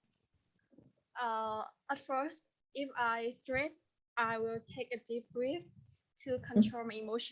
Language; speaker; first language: English; non-native, learner; Vietnamese